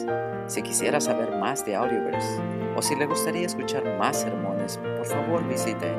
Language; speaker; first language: Spanish; native; Spanish